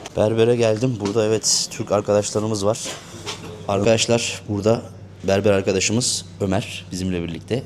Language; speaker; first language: Turkish; native; Turkish